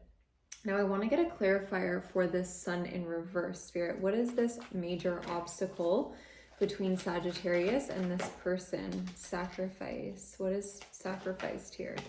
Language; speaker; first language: English; native; English